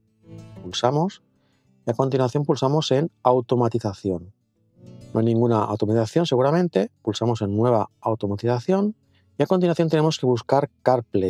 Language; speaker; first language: Spanish; native; Spanish